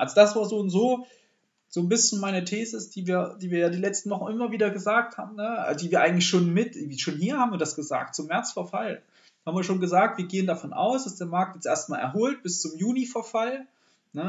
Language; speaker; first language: German; native; German